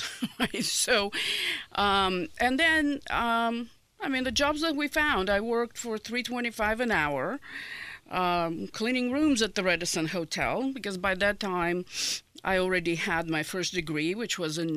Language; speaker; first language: English; non-native, fluent; Ukrainian